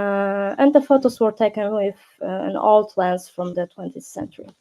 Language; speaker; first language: English; non-native, learner; Polish